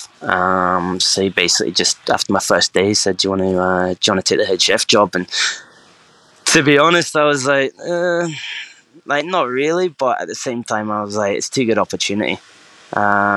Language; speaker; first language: English; native; English